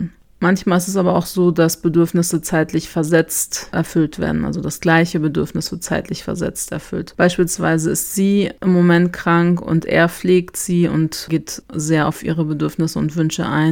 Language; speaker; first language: German; native; German